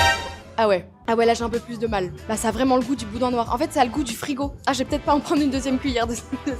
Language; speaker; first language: French; native; French